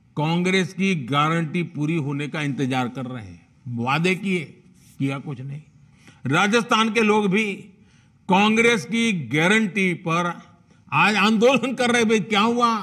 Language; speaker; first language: Hindi; non-native, local second language; Gujarati